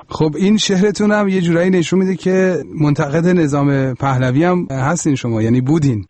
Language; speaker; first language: Persian; native; Persian